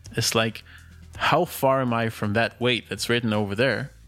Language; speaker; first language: English; early bilingual, other home language; Russian